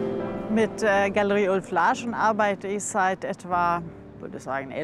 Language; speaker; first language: German; non-native, fluent; Swedish